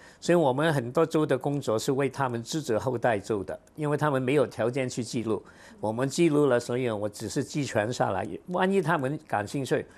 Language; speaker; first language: Chinese; non-native, local second language; Cantonese